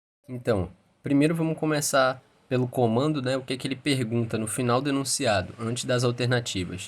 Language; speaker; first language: Portuguese; native; Portuguese